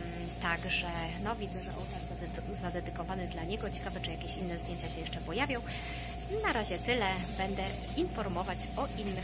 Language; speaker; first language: Polish; native; Polish